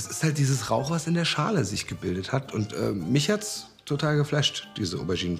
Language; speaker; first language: German; native; German